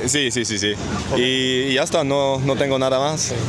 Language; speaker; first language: Spanish; non-native, learner; Dutch